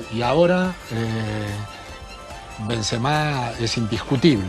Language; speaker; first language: Spanish; native; Spanish